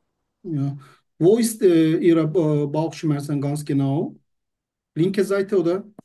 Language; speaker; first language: German; non-native, learner; Turkish